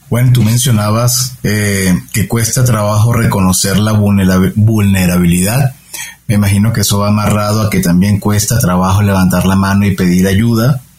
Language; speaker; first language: Spanish; native; Spanish